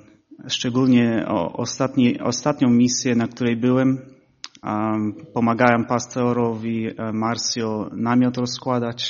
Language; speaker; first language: Polish; early bilingual, heritage; Polish